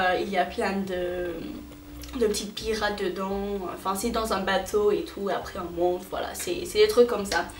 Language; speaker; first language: French; non-native, fluent; English